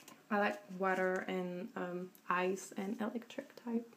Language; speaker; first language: English; non-native, fluent; French